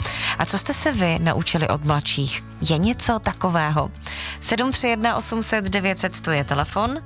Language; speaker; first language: Czech; native; Czech